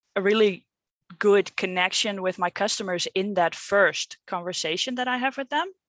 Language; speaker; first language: English; non-native, fluent; Dutch